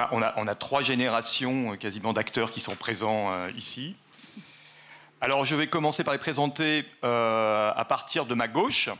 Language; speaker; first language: French; native; French